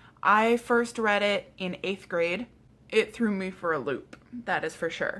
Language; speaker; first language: English; native; English